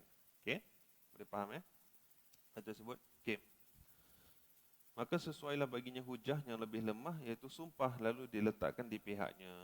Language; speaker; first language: Malay; native; Malay